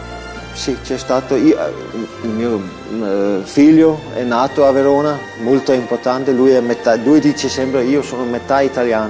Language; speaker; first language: Italian; non-native, fluent; Danish